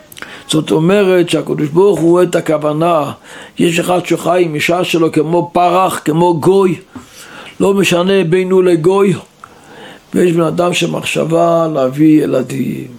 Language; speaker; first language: Hebrew; non-native, local second language; Yiddish